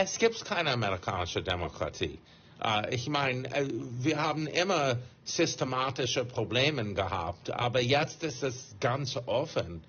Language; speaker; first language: German; non-native, fluent; English